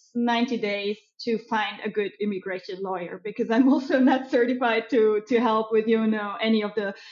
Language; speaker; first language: English; non-native, fluent; German